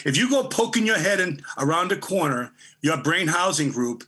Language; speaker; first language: English; native; English